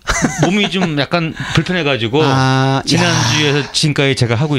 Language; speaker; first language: Korean; native; Korean